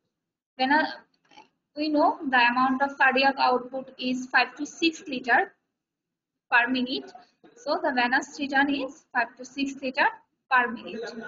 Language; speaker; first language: English; non-native, local second language; Bangla